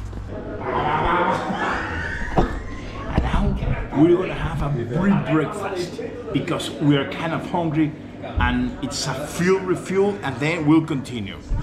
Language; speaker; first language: English; non-native, fluent; Spanish